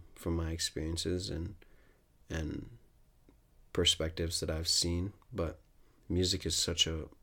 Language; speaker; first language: English; native; English